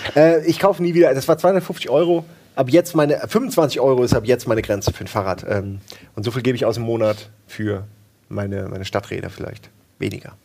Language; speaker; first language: German; native; German